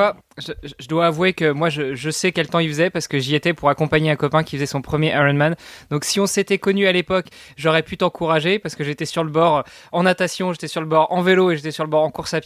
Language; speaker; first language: French; native; French